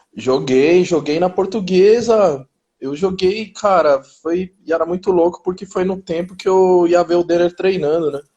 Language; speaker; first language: Portuguese; early bilingual, other home language; Spanish